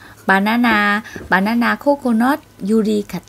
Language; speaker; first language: Korean; non-native, learner; Vietnamese